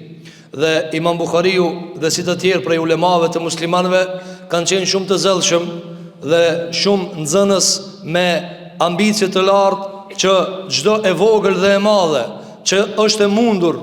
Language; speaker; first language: Albanian; native; Albanian